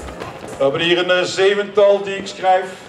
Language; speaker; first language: Dutch; native; Dutch